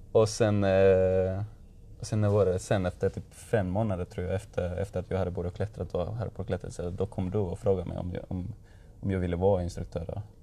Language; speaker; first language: Swedish; non-native, learner; Spanish